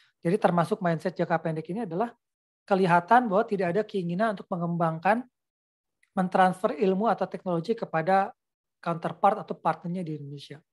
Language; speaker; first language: Indonesian; native; Indonesian